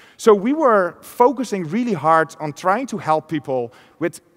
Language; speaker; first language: English; non-native, fluent; Dutch